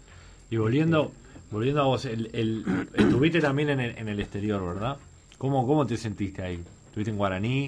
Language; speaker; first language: Spanish; native; Spanish